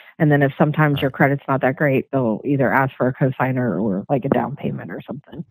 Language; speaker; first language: English; native; English